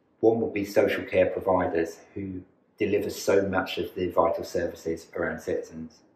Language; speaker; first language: English; native; English